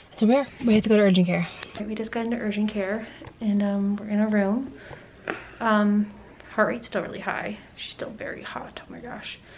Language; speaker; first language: English; native; English